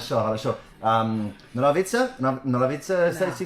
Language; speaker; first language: Russian; non-native, learner; English